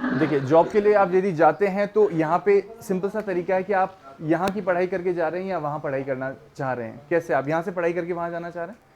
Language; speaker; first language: Hindi; native; Hindi